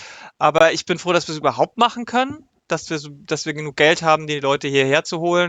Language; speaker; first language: German; native; German